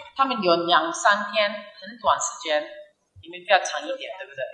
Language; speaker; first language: Chinese; early bilingual, heritage; Chinese